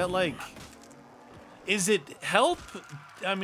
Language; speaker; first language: English; native; English